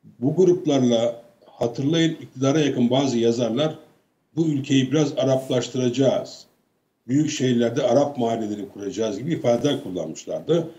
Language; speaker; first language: Turkish; native; Turkish